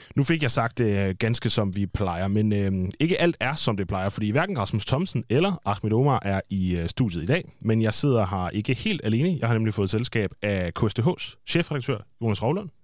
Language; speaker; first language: Danish; native; Danish